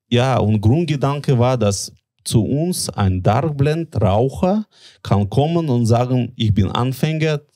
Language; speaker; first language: German; non-native, fluent; Latvian